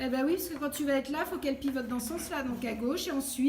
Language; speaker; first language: French; native; French